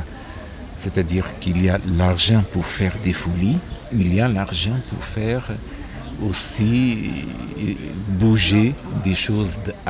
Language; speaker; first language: French; non-native, fluent; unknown